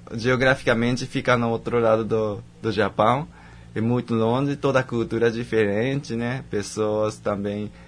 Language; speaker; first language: Portuguese; non-native, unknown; Japanese